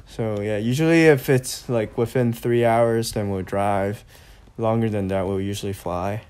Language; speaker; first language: English; non-native, local second language; Cantonese